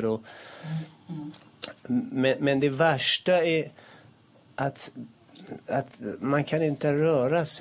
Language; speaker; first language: Swedish; non-native, fluent; Kurdish